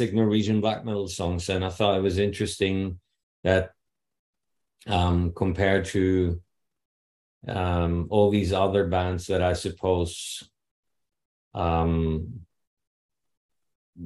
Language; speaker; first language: English; non-native, fluent; Norwegian